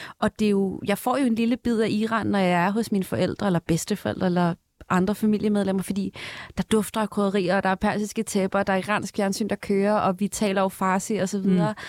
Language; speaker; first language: Danish; early bilingual, other home language; Persian